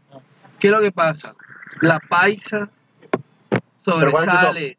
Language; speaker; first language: Spanish; native; Spanish